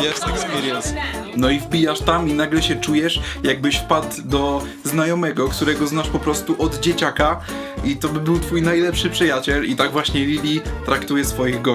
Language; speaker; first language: Polish; native; Polish